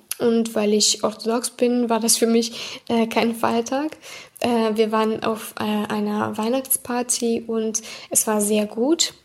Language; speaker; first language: German; non-native, fluent; Serbian